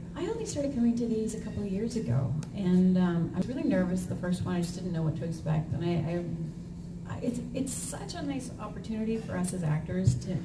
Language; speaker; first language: English; native; English